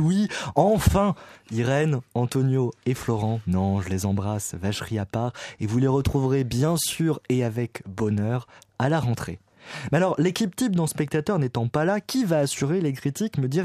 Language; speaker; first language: French; native; French